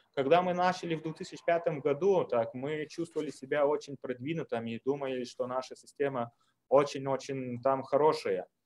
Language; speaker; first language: Russian; non-native, fluent; Lithuanian